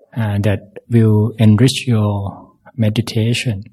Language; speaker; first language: English; non-native, fluent; Thai